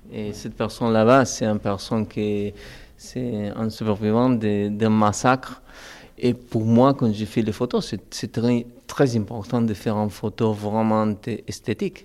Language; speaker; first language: French; non-native, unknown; Spanish